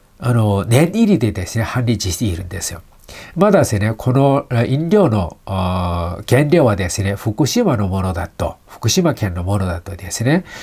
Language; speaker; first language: Japanese; non-native, fluent; Chinese